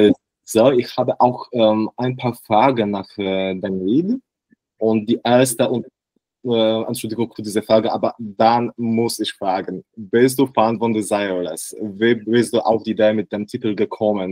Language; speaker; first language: German; non-native, learner; Polish